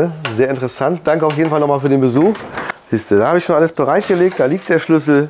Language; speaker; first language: German; native; German